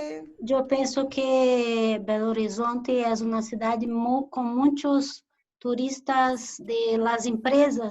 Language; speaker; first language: Spanish; non-native, learner; Portuguese